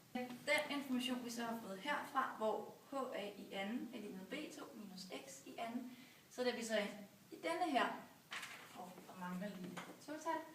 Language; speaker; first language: Danish; native; Danish